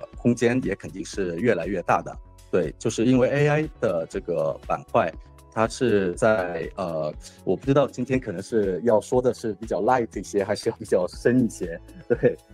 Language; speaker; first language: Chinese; non-native, fluent; Korean